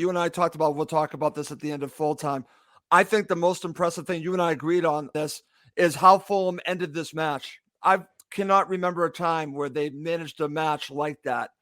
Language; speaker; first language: English; native; English